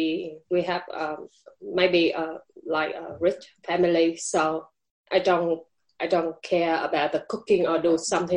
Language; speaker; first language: English; non-native, learner; Vietnamese